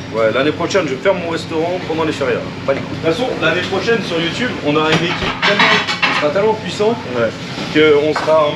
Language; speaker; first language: French; native; French